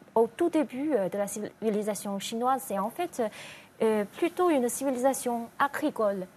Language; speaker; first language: French; non-native, fluent; Chinese